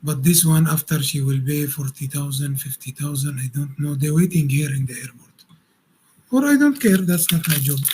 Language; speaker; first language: English; non-native, learner; Arabic